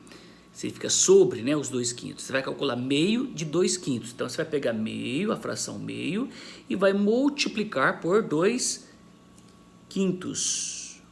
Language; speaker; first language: Portuguese; native; Portuguese